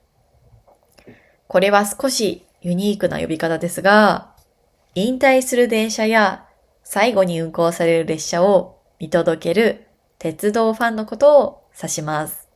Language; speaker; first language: Japanese; native; Japanese